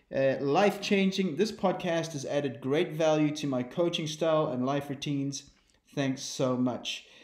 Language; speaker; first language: English; native; English